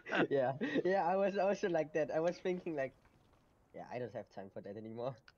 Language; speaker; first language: English; non-native, fluent; German